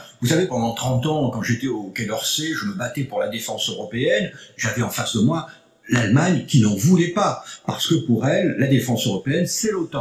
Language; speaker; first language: French; native; French